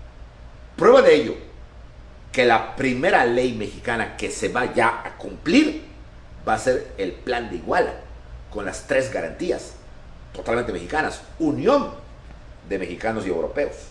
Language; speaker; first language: Spanish; native; Spanish